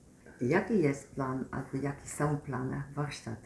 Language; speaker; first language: Polish; non-native, learner; Dutch